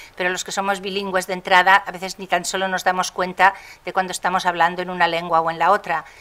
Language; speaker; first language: Spanish; non-native, local second language; Catalan